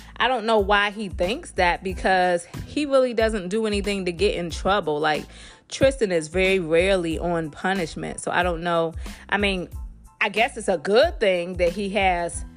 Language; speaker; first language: English; native; English